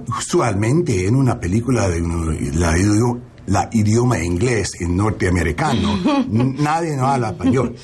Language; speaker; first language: Spanish; non-native, learner; English